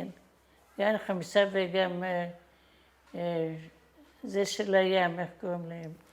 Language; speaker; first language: Hebrew; non-native, fluent; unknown